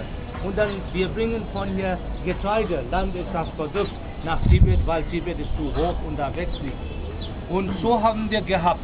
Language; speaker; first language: German; non-native, learner; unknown